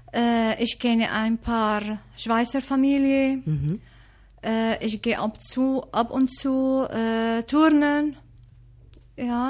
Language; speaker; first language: German; non-native, learner; Arabic